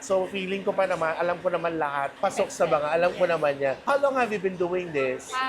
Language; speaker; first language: Filipino; native; Filipino